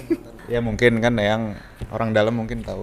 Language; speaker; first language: Indonesian; native; Indonesian